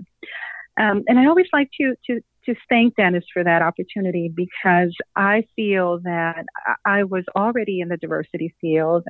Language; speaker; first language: English; non-native, fluent; Spanish